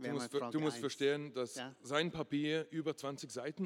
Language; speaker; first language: German; non-native, local second language; French